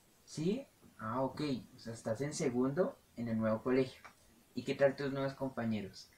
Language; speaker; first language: Spanish; native; Spanish